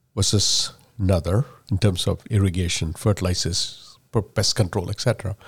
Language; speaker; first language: English; non-native, local second language; Malayalam